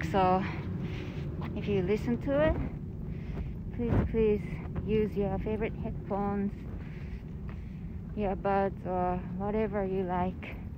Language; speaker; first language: English; non-native, fluent; Japanese